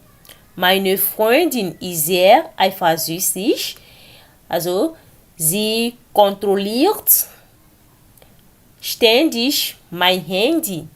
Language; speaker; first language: German; non-native, learner; French